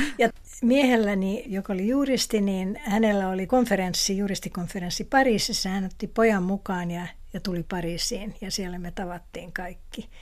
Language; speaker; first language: Finnish; non-native, local second language; Swedish